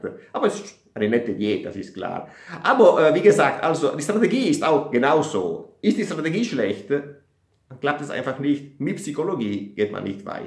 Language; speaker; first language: German; non-native, fluent; Italian